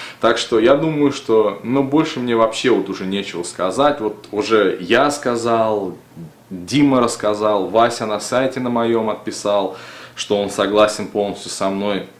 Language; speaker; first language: Russian; native; Russian